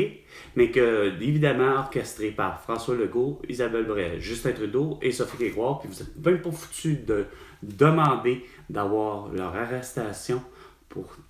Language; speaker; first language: French; native; French